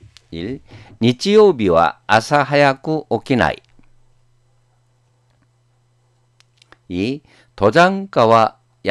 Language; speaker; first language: Japanese; non-native, fluent; Korean